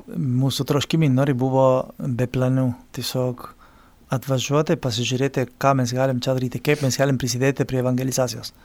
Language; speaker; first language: Lithuanian; non-native, fluent; Spanish